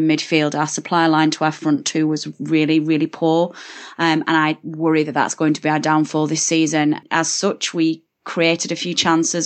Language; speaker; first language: English; native; English